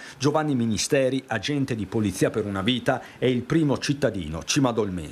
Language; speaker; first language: Italian; native; Italian